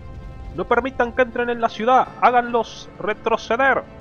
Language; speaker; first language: Spanish; native; Spanish